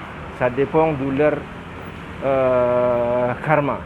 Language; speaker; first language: French; non-native, learner; Indonesian